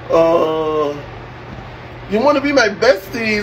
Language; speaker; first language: English; non-native, fluent; French